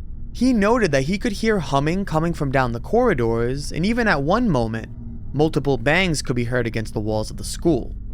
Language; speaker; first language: English; native; English